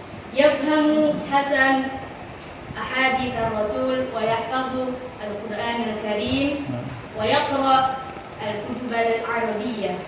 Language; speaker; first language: Arabic; non-native, learner; Indonesian